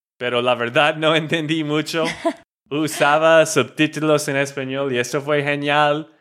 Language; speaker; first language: Spanish; non-native, fluent; English